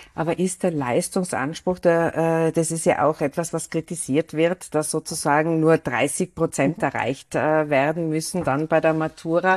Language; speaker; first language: German; native; German